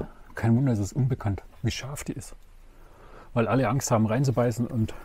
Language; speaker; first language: German; native; German